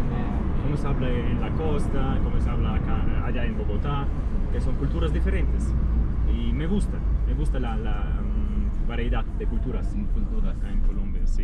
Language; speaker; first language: Spanish; non-native, fluent; Russian